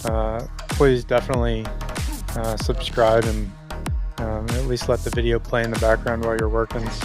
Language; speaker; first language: English; native; English